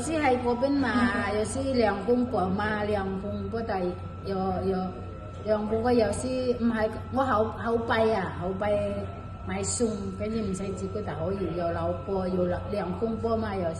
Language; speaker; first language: Cantonese; non-native, local second language; Indonesian